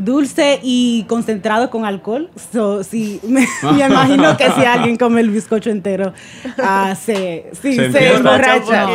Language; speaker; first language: Spanish; early bilingual, heritage; Spanish